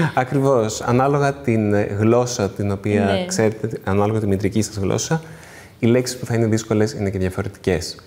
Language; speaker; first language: Greek; native; Greek